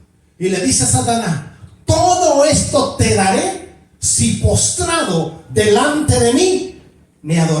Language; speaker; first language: Spanish; native; Spanish